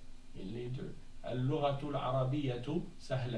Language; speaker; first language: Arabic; non-native, fluent; French